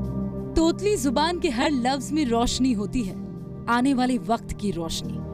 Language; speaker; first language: Hindi; native; Hindi